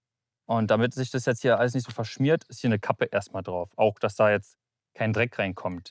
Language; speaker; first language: German; native; German